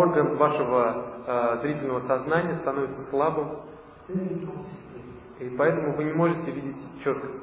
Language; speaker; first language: Russian; native; Russian